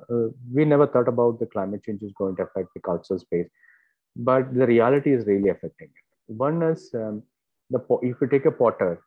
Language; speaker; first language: English; non-native, local second language; Malayalam